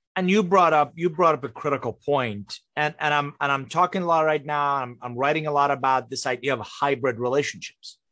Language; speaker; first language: English; non-native, fluent; Persian